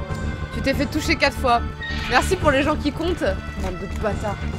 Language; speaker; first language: French; native; French